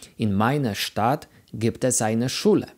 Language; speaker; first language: German; non-native, fluent; Polish